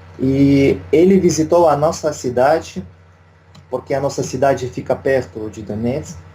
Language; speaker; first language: Portuguese; non-native, learner; Russian